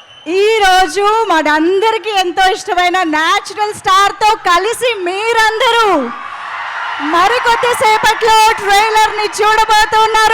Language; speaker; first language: Telugu; native; Telugu